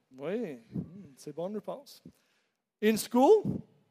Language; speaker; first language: French; non-native, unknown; English